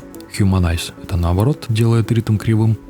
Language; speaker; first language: Russian; native; Russian